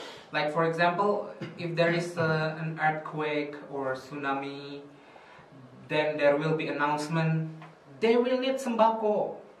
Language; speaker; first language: English; non-native, fluent; Indonesian